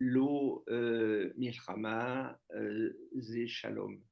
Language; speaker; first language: Hebrew; non-native, learner; French